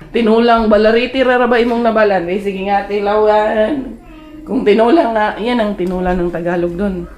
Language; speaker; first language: Filipino; non-native, local second language; Cebuano